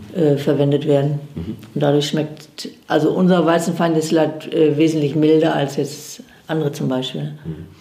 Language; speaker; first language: German; native; German